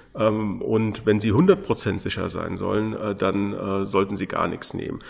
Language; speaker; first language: German; native; German